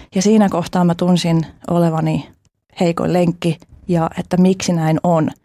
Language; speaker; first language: Finnish; early bilingual, other home language; Albanian